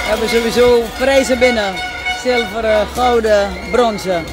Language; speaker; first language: Dutch; native; Dutch